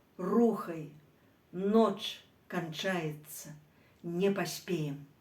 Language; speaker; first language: Belarusian; native; Belarusian